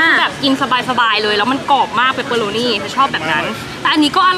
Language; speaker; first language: Thai; native; Thai